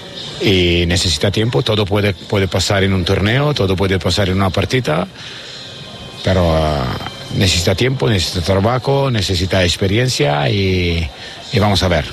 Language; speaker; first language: Spanish; non-native, learner; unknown